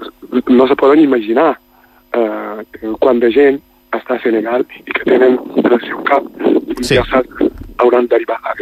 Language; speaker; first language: Catalan; non-native, fluent; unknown